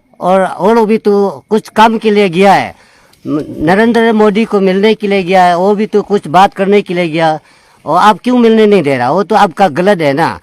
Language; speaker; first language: Hindi; non-native, local second language; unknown